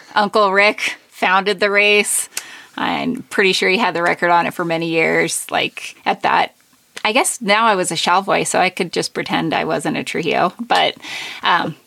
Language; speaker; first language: English; native; English